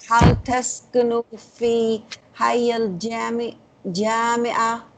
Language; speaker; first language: Arabic; non-native, learner; English